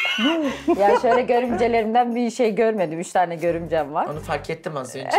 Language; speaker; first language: Turkish; native; Turkish